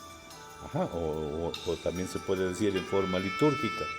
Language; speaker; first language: Spanish; native; Spanish